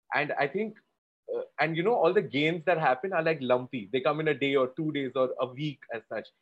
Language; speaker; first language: English; non-native, local second language; Gujarati